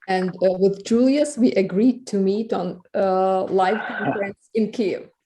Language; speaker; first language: English; non-native, fluent; Russian